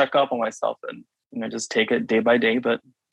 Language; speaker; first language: English; native; English